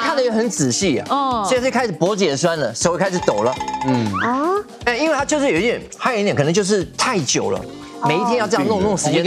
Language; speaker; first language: Chinese; native; Chinese